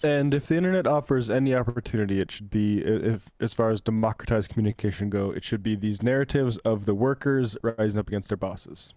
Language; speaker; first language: English; native; English